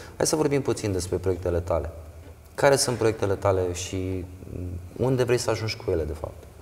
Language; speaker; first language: Romanian; native; Romanian